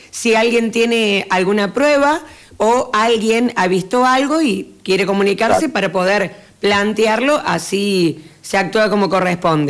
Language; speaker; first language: Spanish; native; Spanish